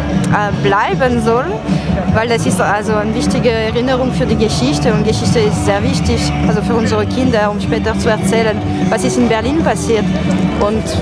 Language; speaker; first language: German; non-native, fluent; French